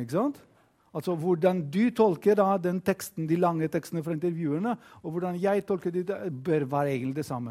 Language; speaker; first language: Norwegian; non-native, fluent; Greek